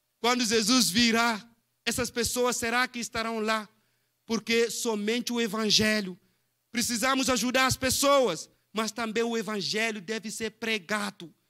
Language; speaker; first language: Portuguese; non-native, fluent; Fula